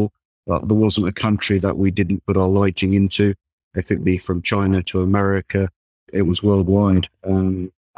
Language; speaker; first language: English; native; English